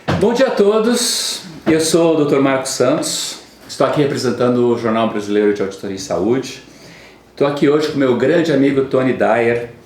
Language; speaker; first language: Portuguese; native; Portuguese